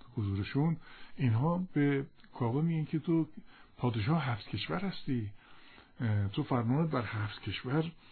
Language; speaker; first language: Persian; native; Persian